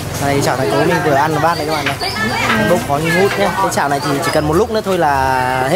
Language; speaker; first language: Vietnamese; native; Vietnamese